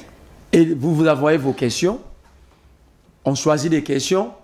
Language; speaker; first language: French; non-native, local second language; Lingala